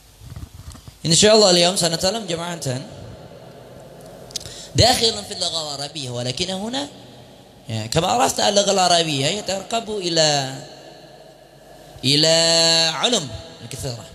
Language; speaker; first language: Arabic; non-native, fluent; Indonesian